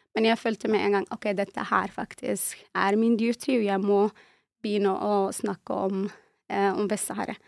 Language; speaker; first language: Norwegian; non-native, fluent; Arabic